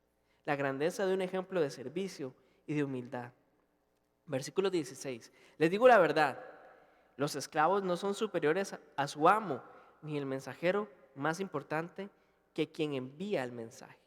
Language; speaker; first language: Spanish; native; Spanish